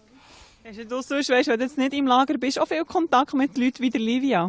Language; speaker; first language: German; native; German